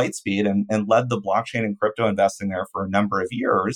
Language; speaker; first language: English; native; English